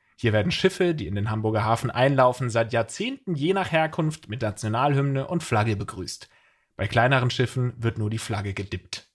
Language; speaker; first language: German; native; German